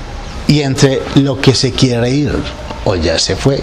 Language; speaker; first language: Spanish; native; Spanish